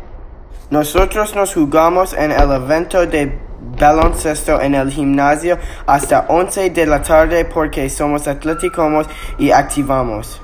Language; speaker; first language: Spanish; non-native, learner; English